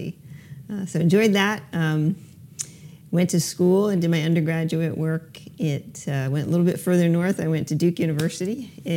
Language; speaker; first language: English; native; English